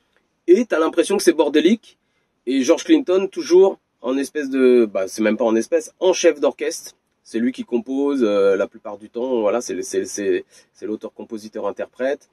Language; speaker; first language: French; native; French